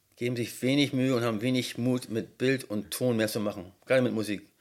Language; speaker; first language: German; early bilingual, heritage; German